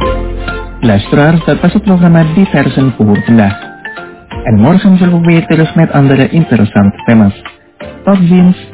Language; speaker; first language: Dutch; non-native, fluent; Indonesian